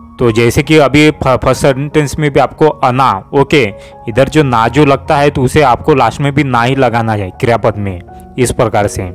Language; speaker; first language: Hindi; non-native, local second language; Gondi